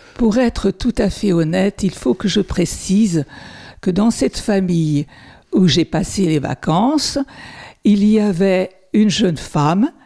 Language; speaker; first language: French; native; French